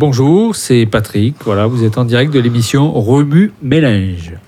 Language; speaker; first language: French; native; French